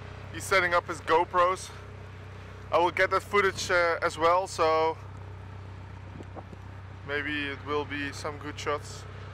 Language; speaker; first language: English; non-native, fluent; Dutch